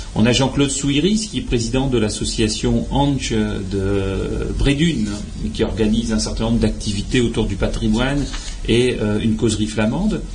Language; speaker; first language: French; native; French